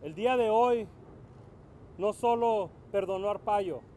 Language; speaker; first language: Spanish; early bilingual, other home language; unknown